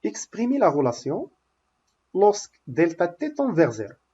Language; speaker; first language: French; non-native, local second language; Arabic